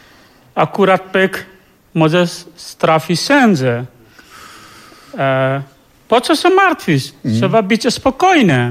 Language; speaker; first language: Polish; non-native, learner; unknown